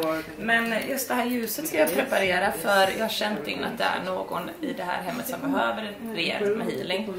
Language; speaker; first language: Swedish; native; Swedish